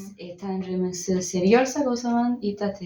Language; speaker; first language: Turkish; non-native, learner; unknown